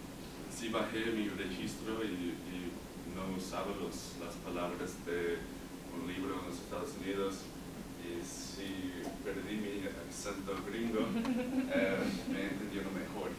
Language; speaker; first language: Spanish; non-native, learner; English